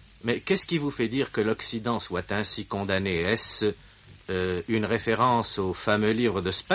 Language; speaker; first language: French; native; French